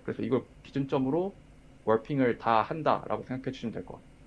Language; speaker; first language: Korean; native; Korean